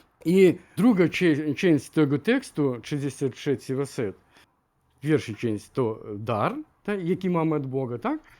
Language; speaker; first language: Ukrainian; non-native, learner; Russian